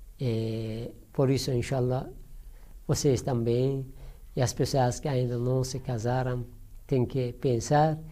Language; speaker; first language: Portuguese; non-native, learner; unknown